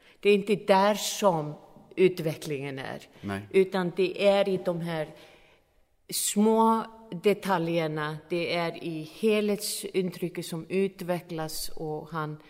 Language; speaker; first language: Swedish; non-native, fluent; Icelandic